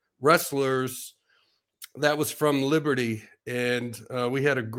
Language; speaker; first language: English; native; English